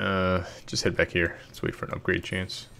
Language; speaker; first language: English; native; English